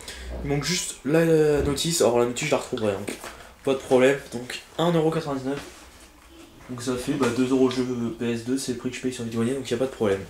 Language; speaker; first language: French; native; French